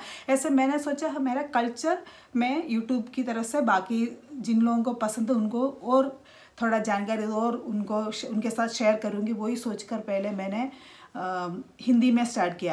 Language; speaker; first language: Hindi; non-native, local second language; Malayalam